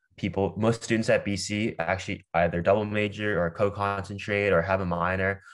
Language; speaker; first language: English; native; English